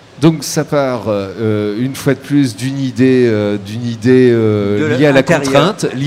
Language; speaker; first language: French; native; French